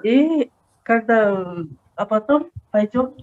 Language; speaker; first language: Russian; non-native, local second language; Kyrgyz